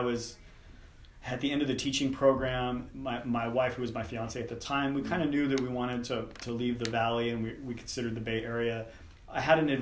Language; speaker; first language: English; native; English